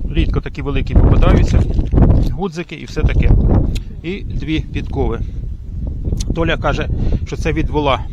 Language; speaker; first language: Ukrainian; native; Ukrainian